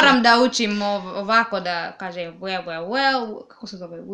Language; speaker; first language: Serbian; non-native, learner; English